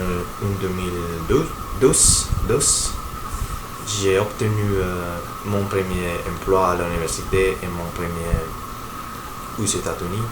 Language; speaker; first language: French; non-native, learner; Spanish